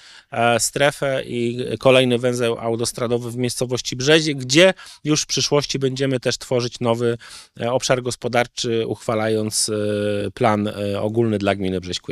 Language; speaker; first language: Polish; native; Polish